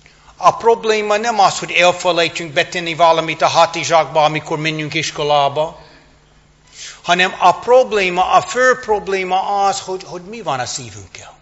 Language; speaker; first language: Hungarian; non-native, fluent; English